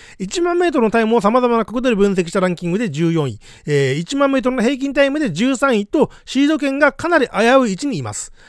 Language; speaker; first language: Japanese; native; Japanese